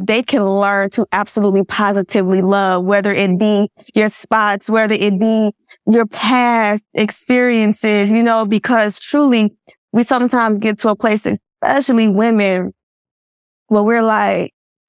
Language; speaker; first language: English; native; English